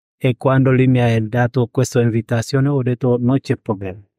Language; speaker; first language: Italian; non-native, learner; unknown